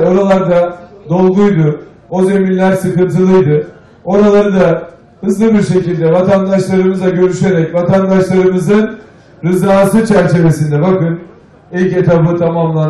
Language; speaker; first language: Turkish; native; Turkish